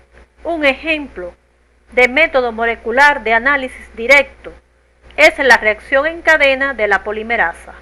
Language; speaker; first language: Spanish; native; Spanish